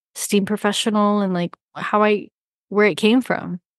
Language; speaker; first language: English; native; English